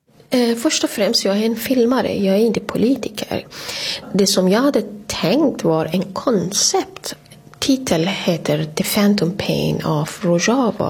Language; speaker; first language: Swedish; non-native, fluent; Persian